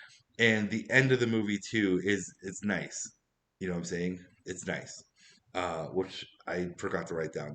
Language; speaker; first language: English; native; English